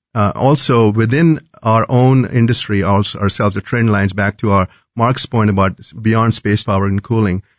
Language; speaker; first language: English; non-native, local second language; Hindi